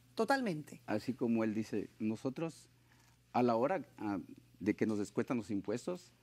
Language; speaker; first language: Spanish; native; Spanish